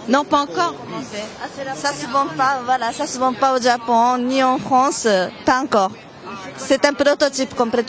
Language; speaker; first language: French; non-native, fluent; Japanese